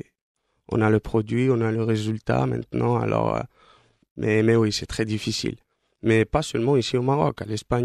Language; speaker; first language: French; non-native, fluent; Spanish